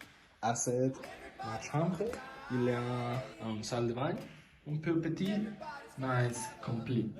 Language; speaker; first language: French; non-native, learner; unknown